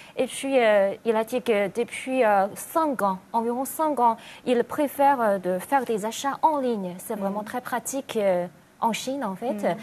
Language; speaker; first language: French; non-native, fluent; Chinese